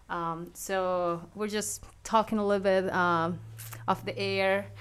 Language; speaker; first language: English; non-native, fluent; Spanish